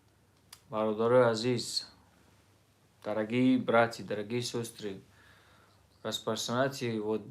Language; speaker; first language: Russian; non-native, learner; Tajik